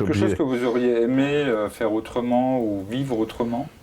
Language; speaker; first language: French; native; French